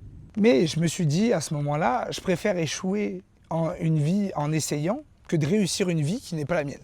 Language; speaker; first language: French; native; French